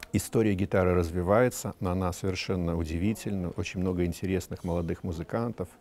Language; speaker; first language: Russian; native; Russian